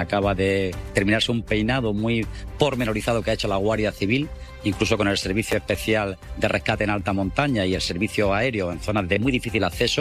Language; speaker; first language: Spanish; native; Spanish